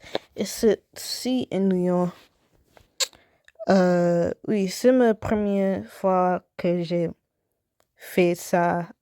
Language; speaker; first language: French; non-native, learner; English